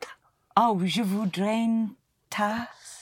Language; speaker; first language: French; non-native, learner; English